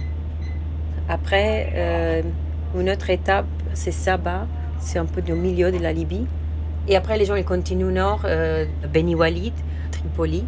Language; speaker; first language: French; non-native, fluent; Italian